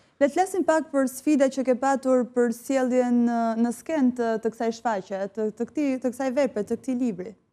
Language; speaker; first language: Albanian; native; Albanian